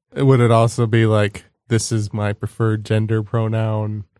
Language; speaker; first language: English; early bilingual, other home language; Dutch